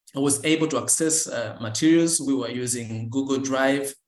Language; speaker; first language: English; non-native, local second language; Swahili